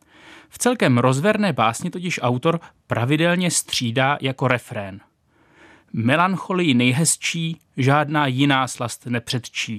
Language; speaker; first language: Czech; native; Czech